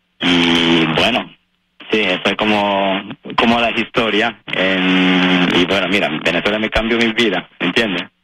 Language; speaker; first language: Spanish; non-native, learner; Japanese